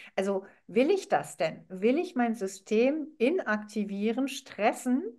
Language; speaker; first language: German; non-native, fluent; Arabic